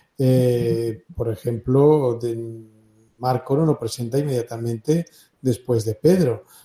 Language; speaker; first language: Spanish; native; Spanish